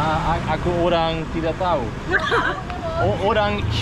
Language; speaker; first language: Indonesian; non-native, learner; German